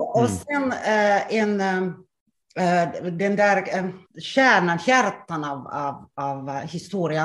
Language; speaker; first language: Swedish; non-native, local second language; Finnish